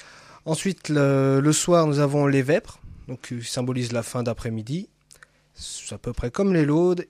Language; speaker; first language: French; native; French